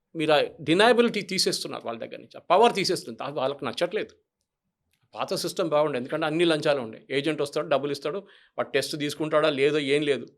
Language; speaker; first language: Telugu; non-native, local second language; Malayalam